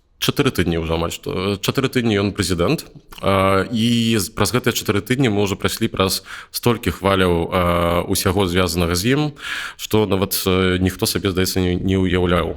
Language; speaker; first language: Belarusian; non-native, local second language; Russian